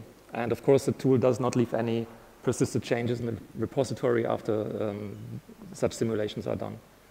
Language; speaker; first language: English; non-native, fluent; German